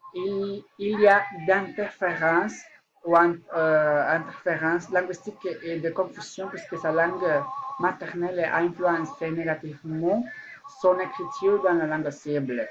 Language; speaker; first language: French; non-native, learner; Spanish